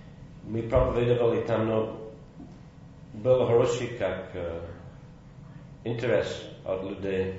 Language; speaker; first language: Russian; non-native, fluent; English